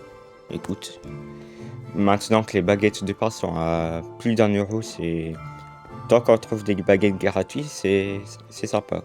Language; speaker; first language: French; native; French